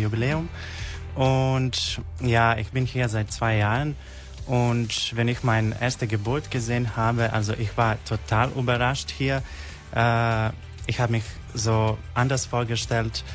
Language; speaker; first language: German; non-native, fluent; Serbian